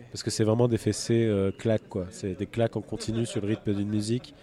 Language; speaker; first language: French; native; French